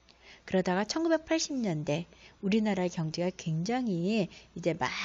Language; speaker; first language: Korean; native; Korean